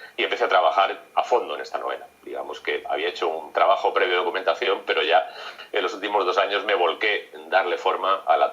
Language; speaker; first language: Spanish; native; Spanish